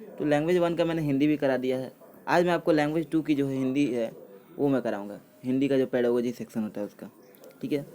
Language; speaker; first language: Hindi; native; Hindi